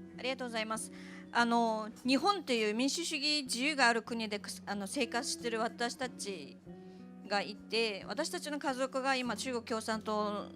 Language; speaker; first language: Japanese; non-native, fluent; Uyghur